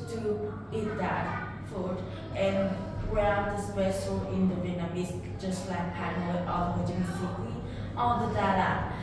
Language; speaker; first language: English; non-native, learner; Vietnamese